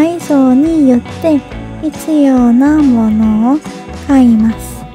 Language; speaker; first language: Japanese; non-native, learner; Korean